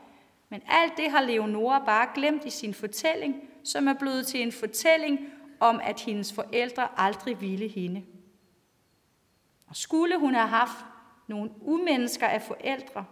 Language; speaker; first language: Danish; native; Danish